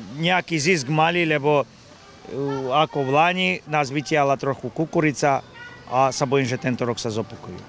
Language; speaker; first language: Slovak; native; Slovak